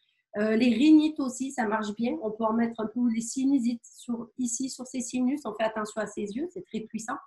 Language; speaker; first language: French; native; French